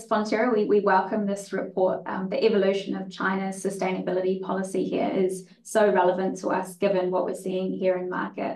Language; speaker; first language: English; native; English